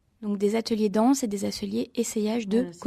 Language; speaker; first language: French; native; French